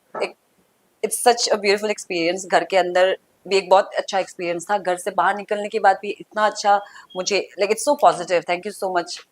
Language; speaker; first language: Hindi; non-native, local second language; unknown